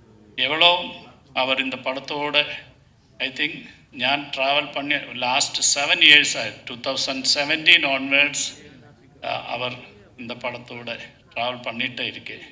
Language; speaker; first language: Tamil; non-native, learner; Malayalam